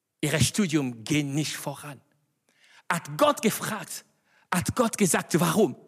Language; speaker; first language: German; non-native, fluent; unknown